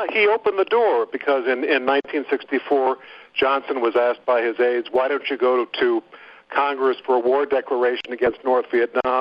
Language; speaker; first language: English; native; English